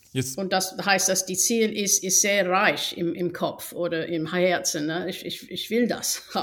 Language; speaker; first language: German; non-native, fluent; English